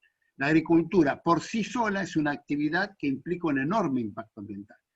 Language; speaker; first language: Spanish; native; Spanish